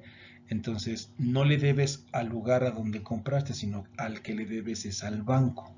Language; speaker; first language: Spanish; native; Spanish